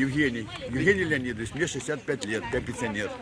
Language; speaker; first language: Russian; native; Russian